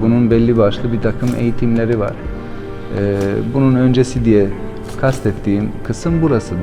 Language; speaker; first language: Turkish; non-native, fluent; Albanian